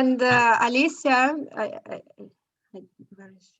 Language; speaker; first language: English; non-native, learner; Russian